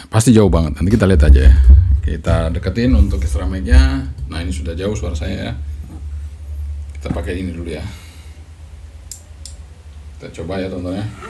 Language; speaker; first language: Indonesian; native; Indonesian